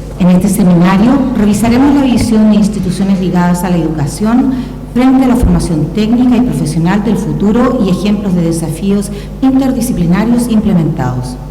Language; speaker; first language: Spanish; native; Spanish